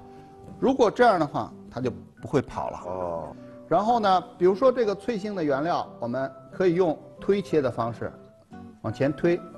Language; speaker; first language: Chinese; native; Chinese